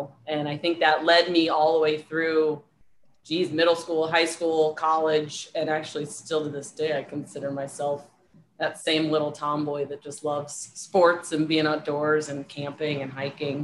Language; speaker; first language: English; native; English